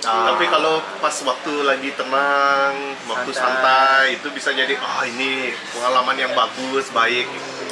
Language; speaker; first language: Indonesian; non-native, local second language; Balinese